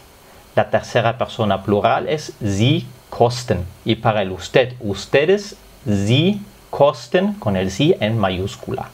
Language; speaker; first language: Spanish; non-native, fluent; German